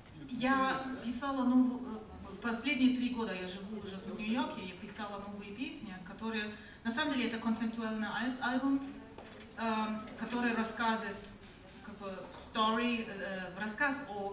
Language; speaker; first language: Russian; non-native, learner; German